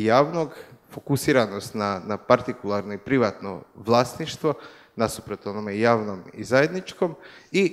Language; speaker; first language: Croatian; native; Croatian